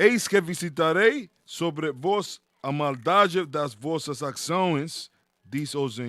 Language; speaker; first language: Portuguese; non-native, learner; Spanish